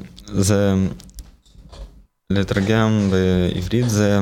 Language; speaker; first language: Hebrew; non-native, learner; Russian